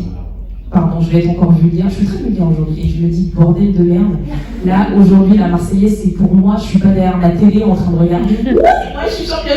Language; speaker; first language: French; native; French